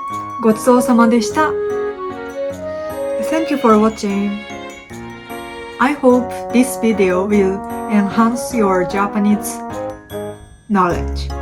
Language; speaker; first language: English; non-native, learner; Japanese